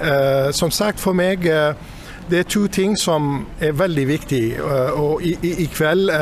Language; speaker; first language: Norwegian; non-native, fluent; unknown